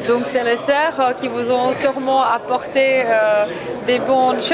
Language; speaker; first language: French; native; French